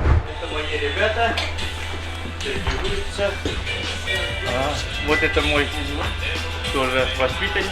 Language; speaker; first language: Russian; non-native, local second language; Yakut